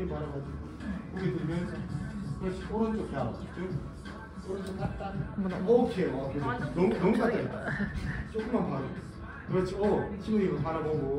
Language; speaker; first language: Korean; native; Korean